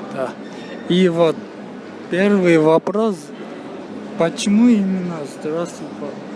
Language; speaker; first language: Russian; non-native, local second language; Kyrgyz